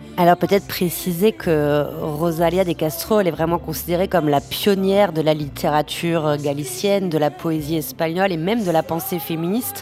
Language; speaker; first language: French; native; French